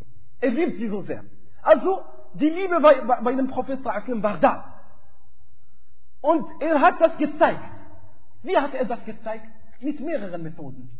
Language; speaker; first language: German; non-native, fluent; Arabic